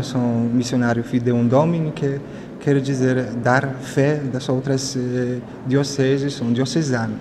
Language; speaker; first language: Portuguese; non-native, fluent; Polish